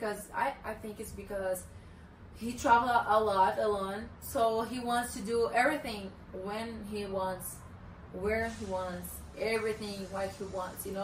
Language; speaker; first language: English; non-native, learner; Portuguese